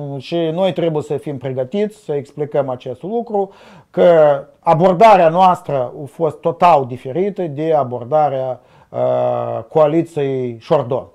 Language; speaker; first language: Romanian; non-native, local second language; Russian